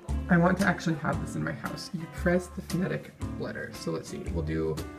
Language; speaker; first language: English; native; English